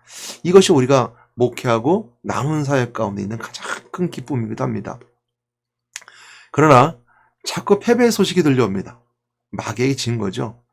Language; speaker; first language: Korean; native; Korean